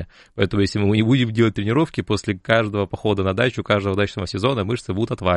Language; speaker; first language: Russian; native; Russian